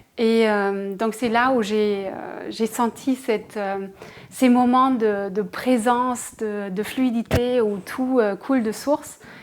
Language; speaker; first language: French; non-native, fluent; German